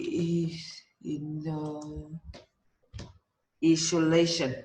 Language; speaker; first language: English; non-native, learner; Vietnamese